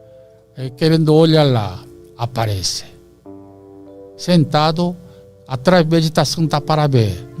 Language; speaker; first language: Portuguese; non-native, learner; Korean